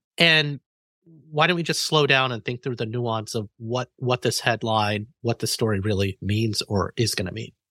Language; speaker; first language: English; native; English